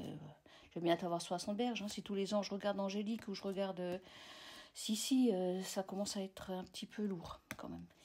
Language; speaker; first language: French; native; French